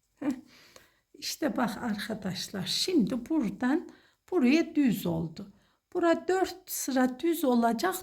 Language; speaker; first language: Turkish; native; Turkish